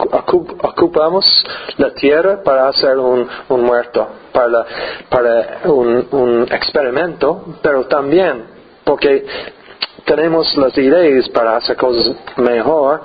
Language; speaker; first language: Spanish; non-native, learner; English